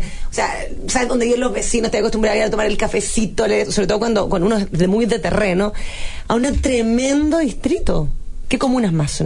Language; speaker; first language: Spanish; native; Spanish